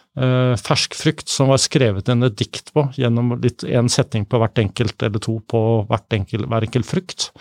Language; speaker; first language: Norwegian; native; Norwegian